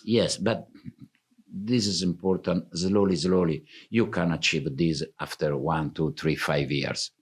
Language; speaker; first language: English; non-native, fluent; Italian